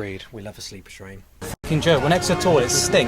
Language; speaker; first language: English; native; English